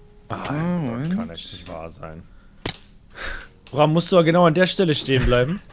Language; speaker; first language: German; native; German